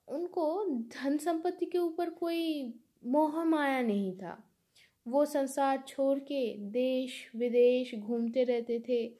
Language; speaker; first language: Hindi; non-native, local second language; Bangla